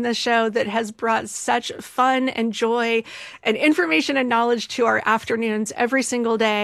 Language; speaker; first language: English; native; English